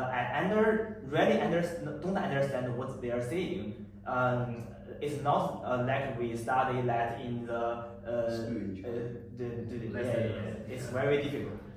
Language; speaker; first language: English; non-native, learner; Chinese